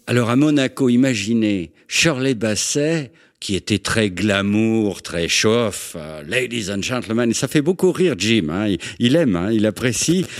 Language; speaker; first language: French; native; French